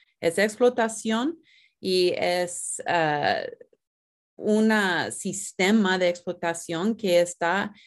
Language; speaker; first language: Spanish; non-native, fluent; English